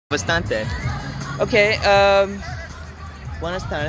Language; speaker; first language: Spanish; non-native, learner; English